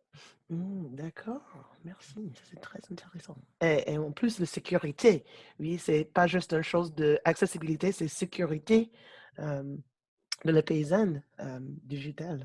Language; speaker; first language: French; non-native, learner; English